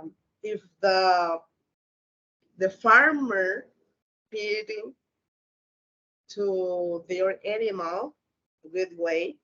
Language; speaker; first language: English; non-native, learner; Spanish